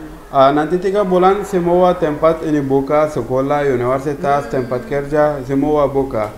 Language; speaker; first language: Indonesian; non-native, learner; Persian